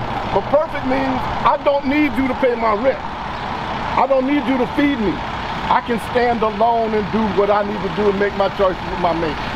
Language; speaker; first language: English; native; English